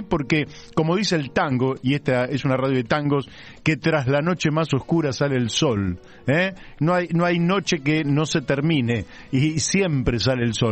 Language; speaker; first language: Spanish; native; Spanish